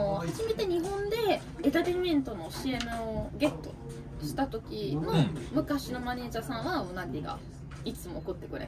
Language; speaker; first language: Japanese; non-native, fluent; Italian